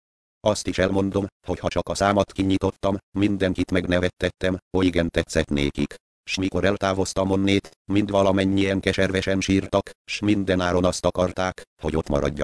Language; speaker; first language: Hungarian; native; Hungarian